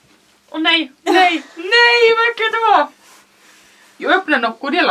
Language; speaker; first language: Swedish; native; Swedish